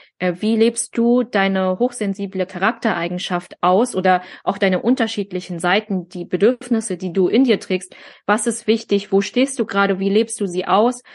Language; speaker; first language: German; early bilingual, other home language; Vietnamese